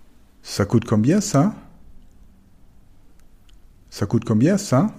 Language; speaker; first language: French; non-native, fluent; German